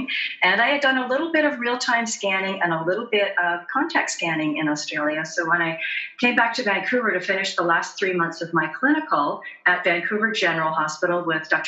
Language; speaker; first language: English; native; English